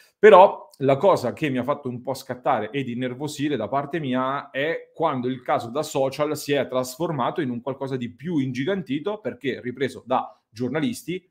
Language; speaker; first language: Italian; native; Italian